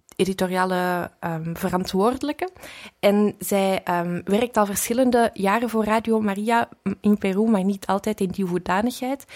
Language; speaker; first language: Dutch; native; Dutch